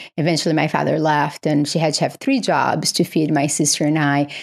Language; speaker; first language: English; non-native, fluent; Portuguese